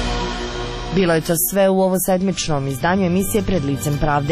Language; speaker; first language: Croatian; native; Croatian